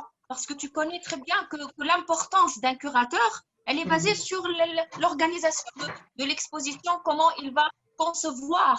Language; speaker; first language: French; non-native, fluent; Arabic